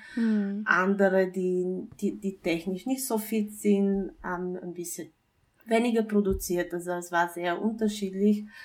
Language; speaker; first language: German; non-native, fluent; Bulgarian